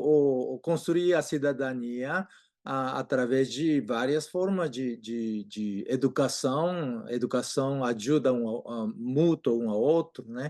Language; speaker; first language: Portuguese; non-native, fluent; Japanese